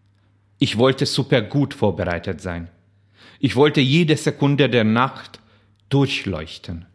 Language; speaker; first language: German; non-native, fluent; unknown